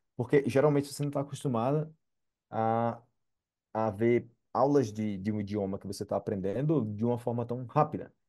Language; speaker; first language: Portuguese; native; Portuguese